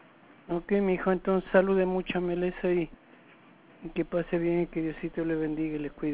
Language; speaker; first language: Spanish; native; Spanish